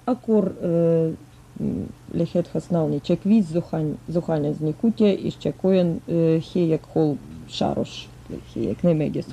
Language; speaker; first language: Hungarian; non-native, fluent; Russian